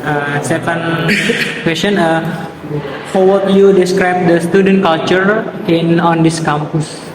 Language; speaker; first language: English; non-native, learner; Indonesian